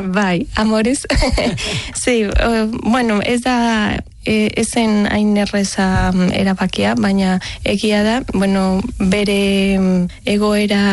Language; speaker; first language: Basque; non-native, learner; Spanish